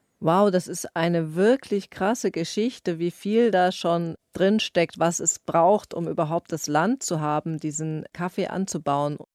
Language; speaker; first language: German; native; German